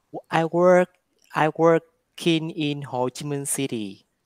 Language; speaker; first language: English; non-native, learner; Vietnamese